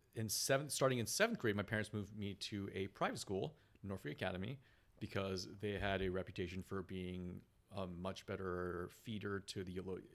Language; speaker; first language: English; native; English